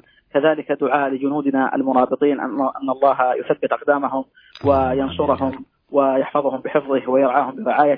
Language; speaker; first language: Arabic; native; Arabic